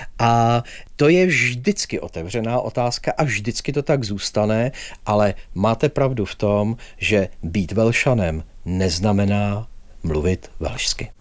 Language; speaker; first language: Czech; native; Czech